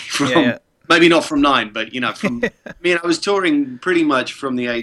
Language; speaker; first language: English; early bilingual, other home language; Czech